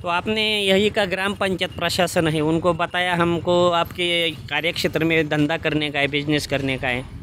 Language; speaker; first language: Hindi; non-native, local second language; Marathi